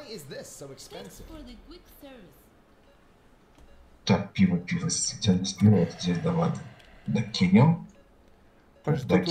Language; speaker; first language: Russian; native; Russian